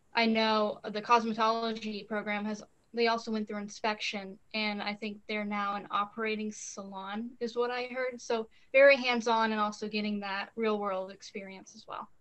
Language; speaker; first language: English; native; English